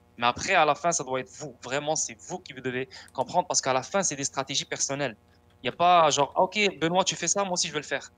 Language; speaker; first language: French; non-native, local second language; Arabic